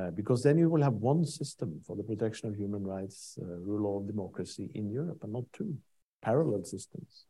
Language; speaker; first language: English; non-native, fluent; Norwegian